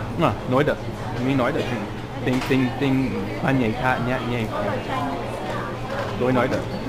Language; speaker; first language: Vietnamese; non-native, learner; English